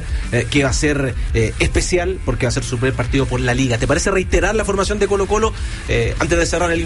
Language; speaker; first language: Spanish; native; Spanish